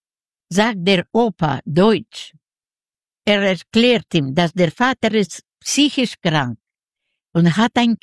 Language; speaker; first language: German; non-native, learner; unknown